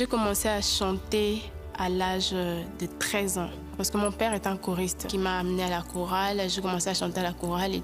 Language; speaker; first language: French; non-native, local second language; Lingala